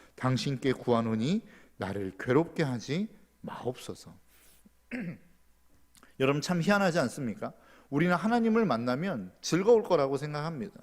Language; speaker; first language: Korean; native; Korean